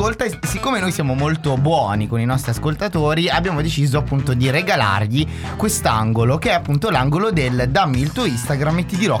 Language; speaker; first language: Italian; native; Italian